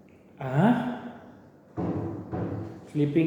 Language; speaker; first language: English; non-native, local second language; Indonesian